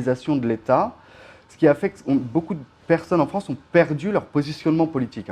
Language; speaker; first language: French; native; French